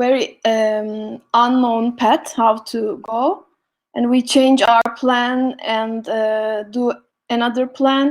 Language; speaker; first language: English; non-native, learner; Turkish